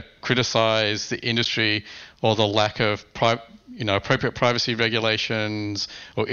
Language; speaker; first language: English; native; English